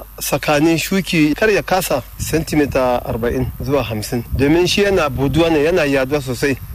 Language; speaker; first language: Hausa; non-native, local second language; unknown